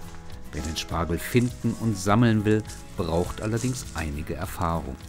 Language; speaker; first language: German; native; German